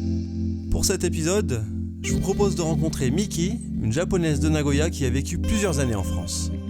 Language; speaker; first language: French; native; French